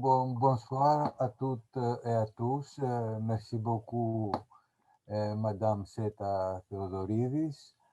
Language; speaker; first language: French; non-native, fluent; Greek